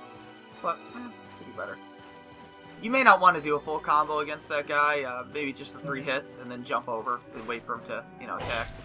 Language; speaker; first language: English; native; English